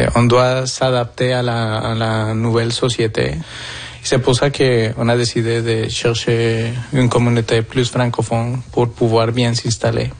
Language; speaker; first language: French; non-native, fluent; Spanish